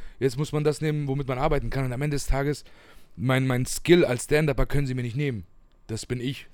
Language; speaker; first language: German; early bilingual, other home language; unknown